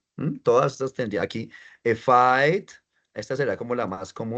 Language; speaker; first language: Spanish; native; Spanish